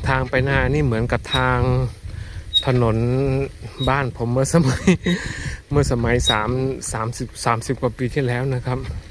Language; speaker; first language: Thai; non-native, local second language; Northeastern Thai